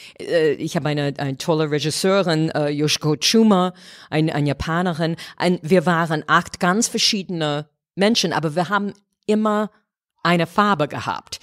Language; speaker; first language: German; non-native, fluent; English